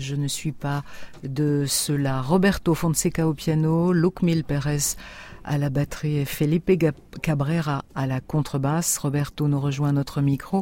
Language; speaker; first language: French; native; French